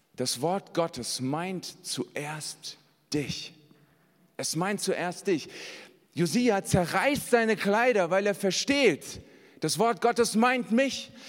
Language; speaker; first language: German; native; German